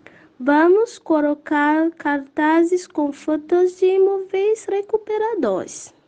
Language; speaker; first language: Portuguese; non-native, learner; Haitian Creole